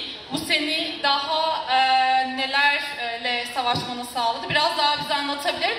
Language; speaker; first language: Turkish; native; Turkish